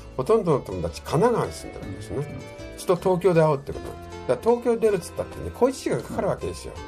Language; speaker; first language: Japanese; native; Japanese